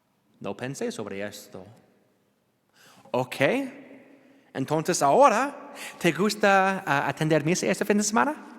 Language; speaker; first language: Spanish; non-native, learner; English